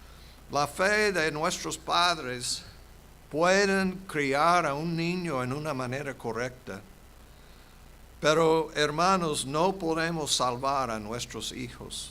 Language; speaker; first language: Spanish; non-native, fluent; English